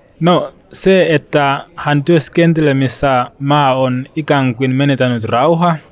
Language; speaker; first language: Finnish; non-native, learner; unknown